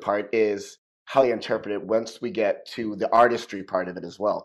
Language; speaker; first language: English; native; English